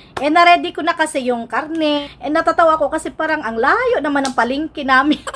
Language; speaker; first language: Filipino; non-native, local second language; Cebuano